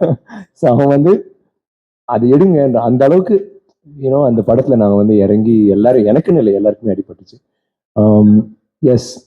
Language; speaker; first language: Tamil; native; Tamil